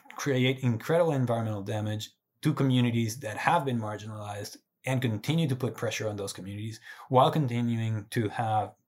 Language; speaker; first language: English; non-native, fluent; Spanish